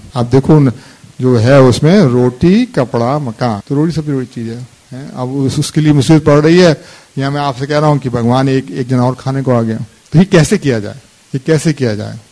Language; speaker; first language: Hindi; native; Hindi